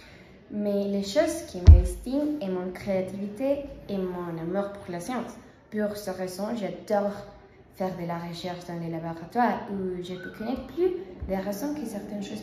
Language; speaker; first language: French; non-native, learner; Spanish